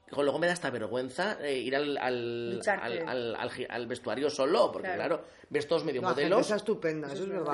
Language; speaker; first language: Spanish; native; Spanish